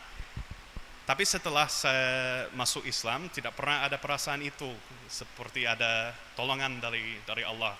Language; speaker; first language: Indonesian; non-native, fluent; English